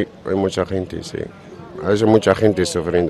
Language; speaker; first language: Spanish; non-native, learner; Arabic